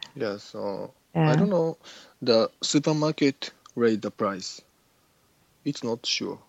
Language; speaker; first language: English; non-native, learner; Japanese